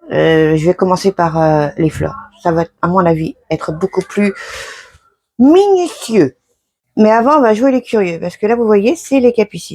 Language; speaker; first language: French; native; French